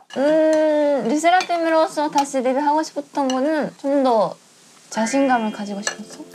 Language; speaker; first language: Korean; non-native, fluent; Japanese